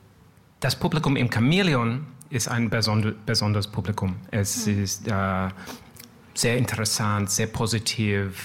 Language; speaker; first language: German; non-native, learner; French